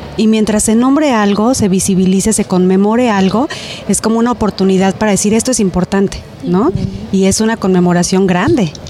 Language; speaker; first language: Spanish; native; Spanish